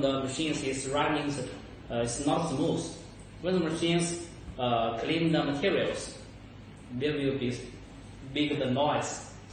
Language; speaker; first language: English; non-native, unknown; Chinese